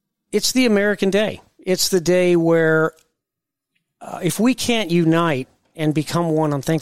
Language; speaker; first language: English; native; English